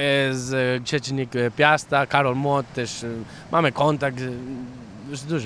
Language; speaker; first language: Polish; non-native, fluent; Catalan